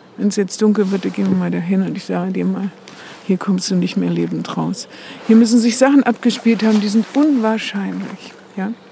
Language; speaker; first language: German; native; German